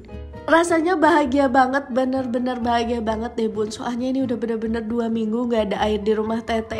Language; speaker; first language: Indonesian; non-native, local second language; Sundanese